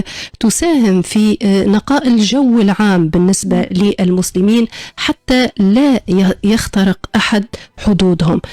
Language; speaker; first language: Arabic; native; Arabic